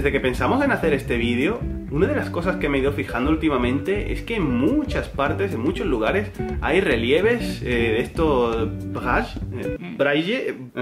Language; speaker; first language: Spanish; native; Spanish